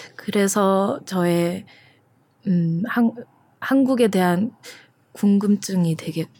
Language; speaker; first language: Korean; early bilingual, heritage; Dutch